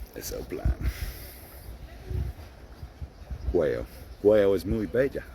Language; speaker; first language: Spanish; non-native, learner; English